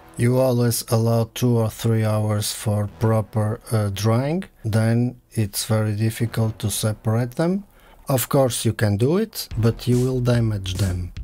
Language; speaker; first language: English; non-native, fluent; Portuguese